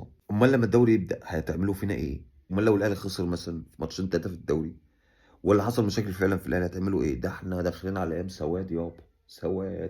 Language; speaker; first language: Arabic; native; Arabic